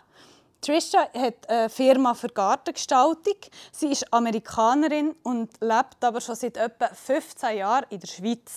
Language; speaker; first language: German; native; German